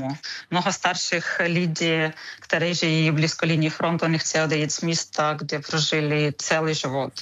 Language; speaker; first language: Czech; non-native, learner; Ukrainian